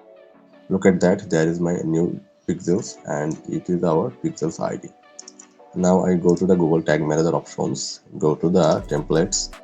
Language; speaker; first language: English; non-native, local second language; Bangla